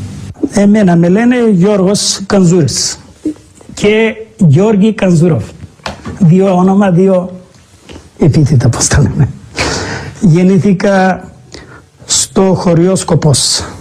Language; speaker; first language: Greek; non-native, local second language; Macedonian